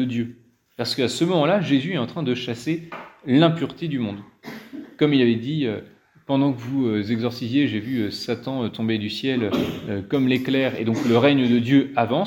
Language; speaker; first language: French; native; French